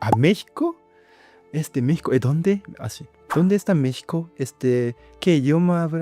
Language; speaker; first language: Spanish; non-native, learner; Japanese